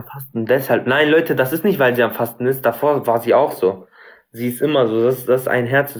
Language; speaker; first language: German; early bilingual, other home language; Albanian